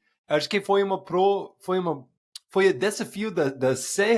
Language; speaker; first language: Portuguese; non-native, fluent; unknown